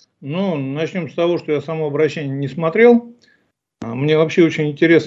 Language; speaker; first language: Russian; native; Russian